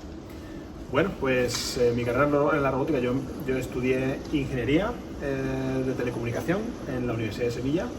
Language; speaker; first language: Spanish; native; Spanish